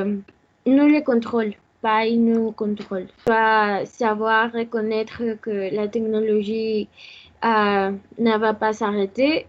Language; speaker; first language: French; non-native, learner; Spanish